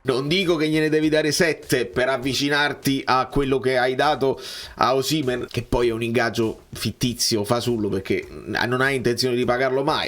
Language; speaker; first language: Italian; native; Italian